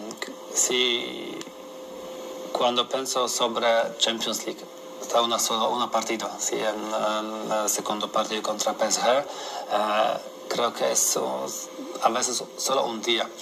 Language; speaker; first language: Spanish; non-native, learner; Polish